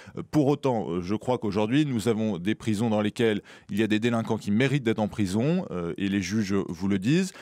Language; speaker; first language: French; native; French